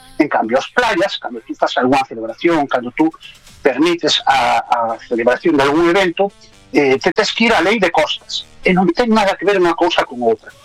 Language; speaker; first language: Galician; native; Galician